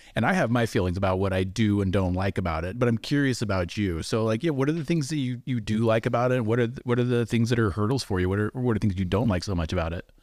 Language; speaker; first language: English; native; English